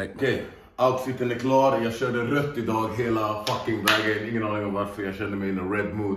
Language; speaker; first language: Swedish; native; Swedish